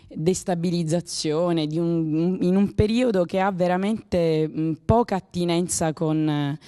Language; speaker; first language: Italian; native; Italian